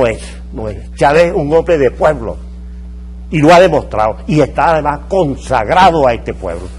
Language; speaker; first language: Spanish; native; Spanish